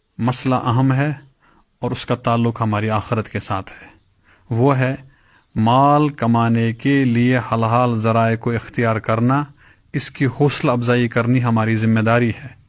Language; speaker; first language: Urdu; non-native, local second language; Kashmiri